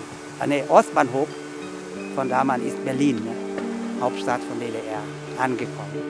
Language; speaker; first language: German; non-native, learner; Vietnamese